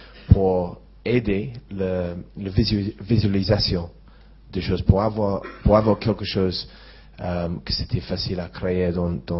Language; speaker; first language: French; non-native, fluent; English